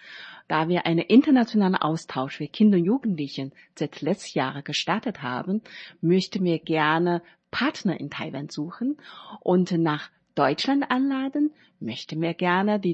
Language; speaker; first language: German; non-native, learner; Chinese